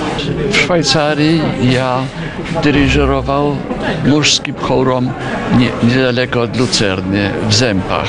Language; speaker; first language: Russian; non-native, fluent; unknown